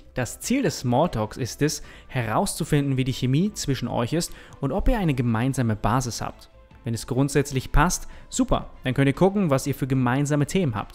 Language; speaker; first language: German; native; German